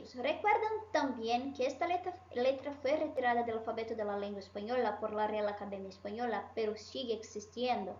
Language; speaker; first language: Spanish; non-native, fluent; Portuguese